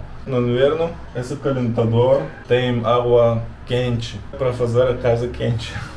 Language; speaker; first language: Portuguese; non-native, learner; Russian